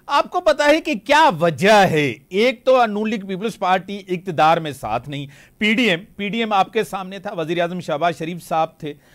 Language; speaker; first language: Urdu; non-native, local second language; Sindhi